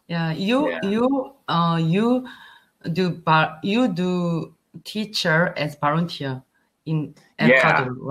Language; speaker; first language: English; non-native, learner; Korean